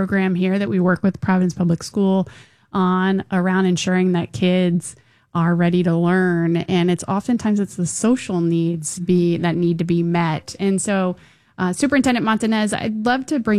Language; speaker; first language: English; native; English